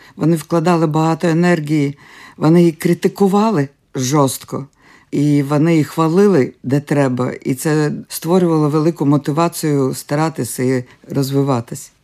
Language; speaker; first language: Ukrainian; early bilingual, other home language; Latvian